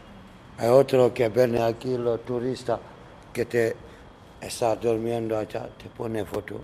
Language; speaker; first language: Spanish; non-native, learner; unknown